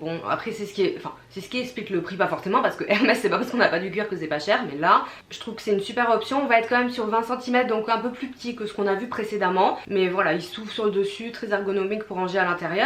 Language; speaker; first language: French; native; French